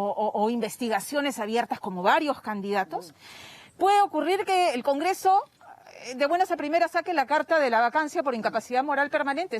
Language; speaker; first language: Spanish; native; Spanish